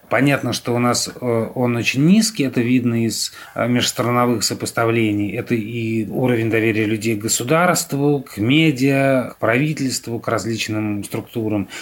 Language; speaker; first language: Russian; native; Russian